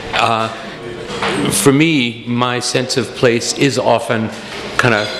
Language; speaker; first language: English; native; English